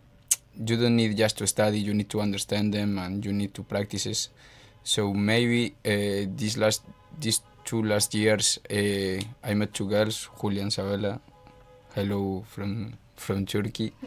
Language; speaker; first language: English; non-native, fluent; Spanish